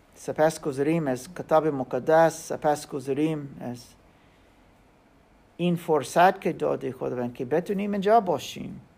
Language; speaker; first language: Persian; non-native, learner; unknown